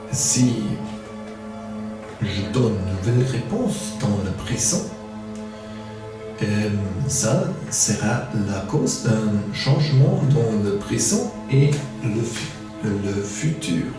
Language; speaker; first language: French; non-native, fluent; German